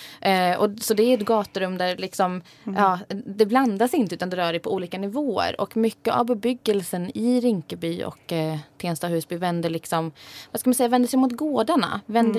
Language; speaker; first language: Swedish; native; Swedish